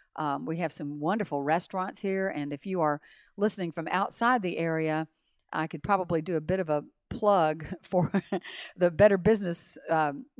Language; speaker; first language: English; native; English